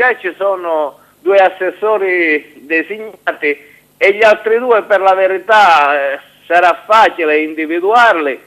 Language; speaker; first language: Italian; native; Italian